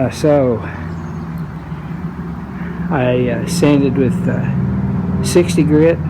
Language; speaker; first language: English; native; English